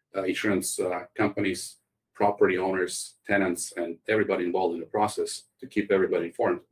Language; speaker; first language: English; non-native, fluent; Croatian